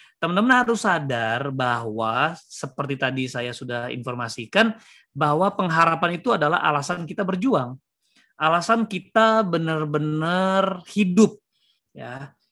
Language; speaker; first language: Indonesian; native; Indonesian